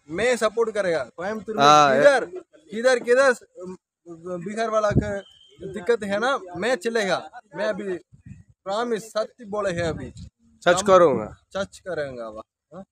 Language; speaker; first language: Hindi; non-native, learner; Tamil